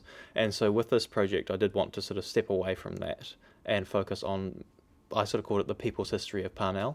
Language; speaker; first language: English; native; English